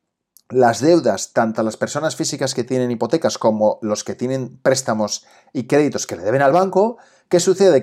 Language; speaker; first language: Spanish; native; Spanish